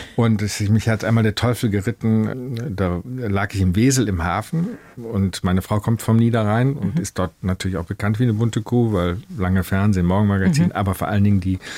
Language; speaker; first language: German; native; German